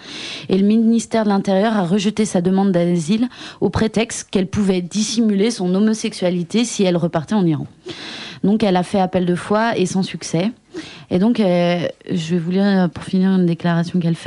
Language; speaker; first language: French; native; French